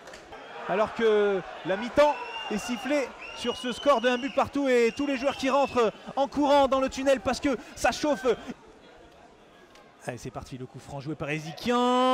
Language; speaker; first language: French; native; French